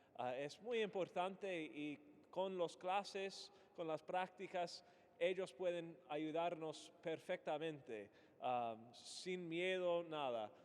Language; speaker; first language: Spanish; non-native, fluent; English